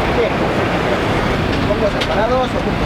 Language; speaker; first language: Spanish; native; Spanish